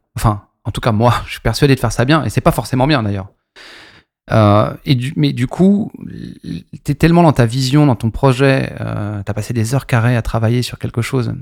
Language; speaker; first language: French; native; French